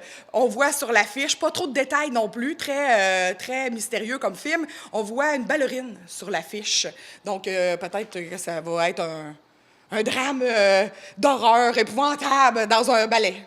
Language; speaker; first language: French; native; French